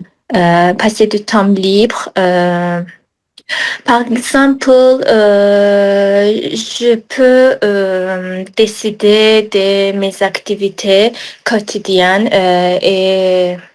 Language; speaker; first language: French; non-native, learner; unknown